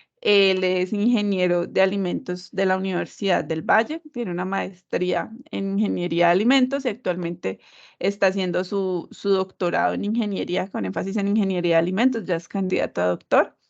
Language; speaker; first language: Spanish; native; Spanish